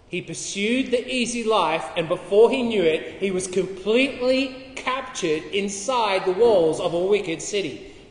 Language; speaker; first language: English; native; English